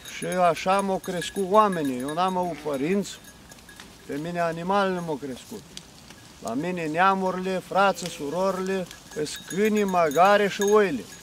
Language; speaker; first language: Romanian; non-native, local second language; Ukrainian